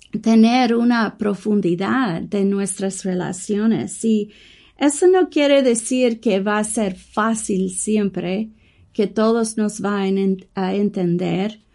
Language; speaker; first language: Spanish; non-native, learner; English